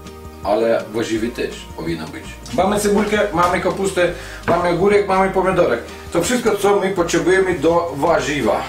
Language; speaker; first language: Polish; non-native, fluent; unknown